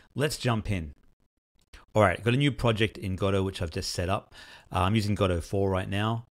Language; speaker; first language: English; native; English